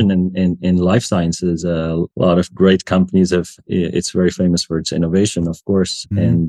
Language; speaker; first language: English; non-native, local second language; Hindi